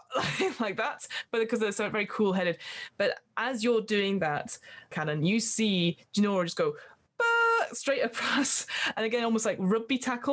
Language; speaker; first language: English; native; English